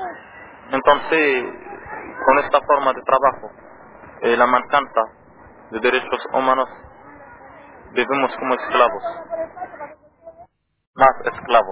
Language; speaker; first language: Spanish; non-native, learner; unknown